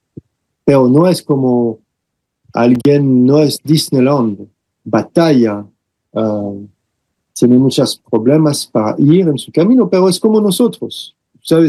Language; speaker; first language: Spanish; non-native, fluent; French